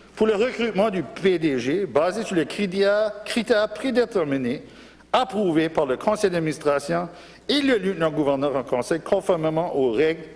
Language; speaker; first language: French; non-native, local second language; English